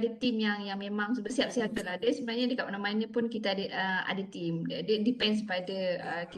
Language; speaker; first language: Malay; native; Malay